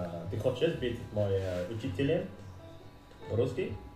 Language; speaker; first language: Russian; non-native, learner; Indonesian